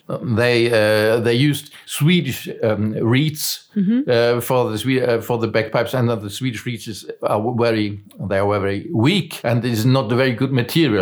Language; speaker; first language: English; non-native, fluent; German